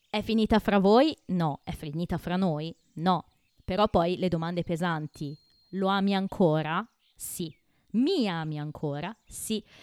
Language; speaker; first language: Italian; native; Italian